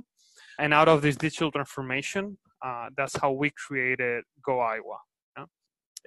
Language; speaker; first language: English; non-native, fluent; Spanish